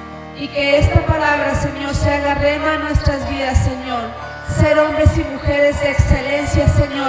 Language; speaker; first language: Spanish; native; Spanish